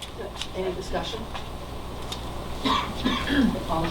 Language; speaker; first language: English; native; English